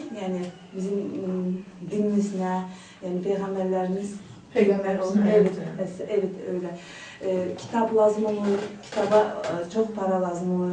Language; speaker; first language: Turkish; non-native, learner; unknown